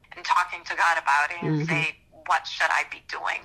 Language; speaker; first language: English; non-native, fluent; Romanian